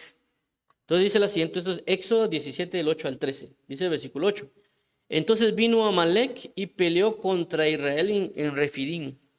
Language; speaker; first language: Spanish; native; Spanish